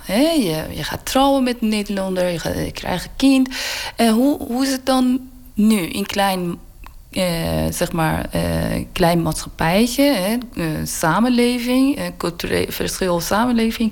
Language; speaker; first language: Dutch; non-native, learner; Persian